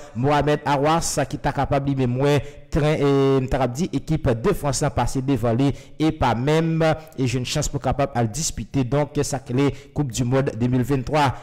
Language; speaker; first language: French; non-native, local second language; Haitian Creole